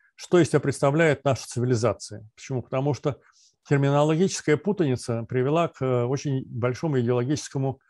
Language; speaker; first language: Russian; native; Russian